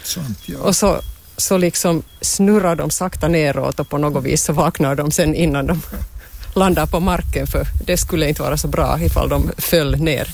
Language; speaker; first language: Swedish; native; Swedish